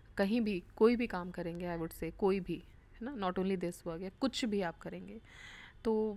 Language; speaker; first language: Hindi; native; Hindi